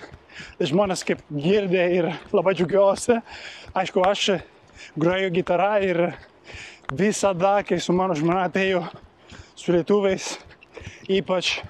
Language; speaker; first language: Lithuanian; non-native, learner; Italian